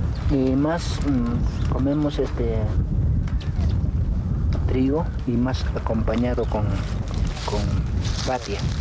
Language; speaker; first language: Spanish; non-native, local second language; Quechua